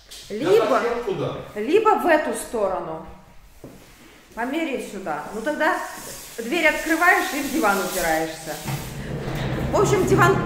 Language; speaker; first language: Russian; native; Russian